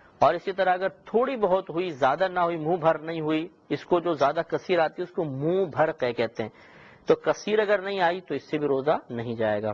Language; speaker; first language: Urdu; native; Urdu